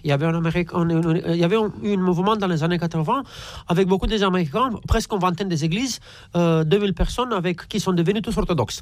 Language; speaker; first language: French; non-native, fluent; Romanian